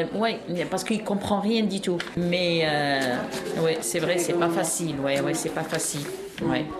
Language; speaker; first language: French; non-native, local second language; Arabic